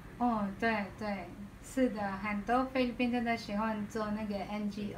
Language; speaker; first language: Chinese; non-native, learner; Filipino